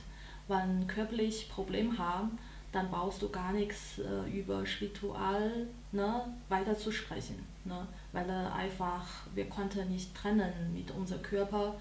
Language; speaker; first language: German; non-native, learner; Chinese